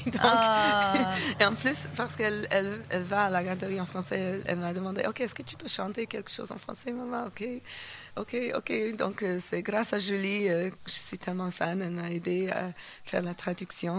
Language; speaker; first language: French; non-native, fluent; English